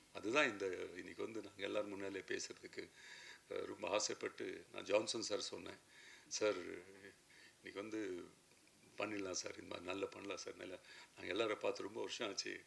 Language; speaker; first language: Tamil; native; Tamil